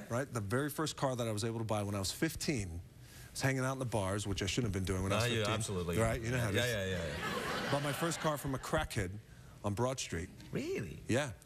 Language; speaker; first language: English; native; English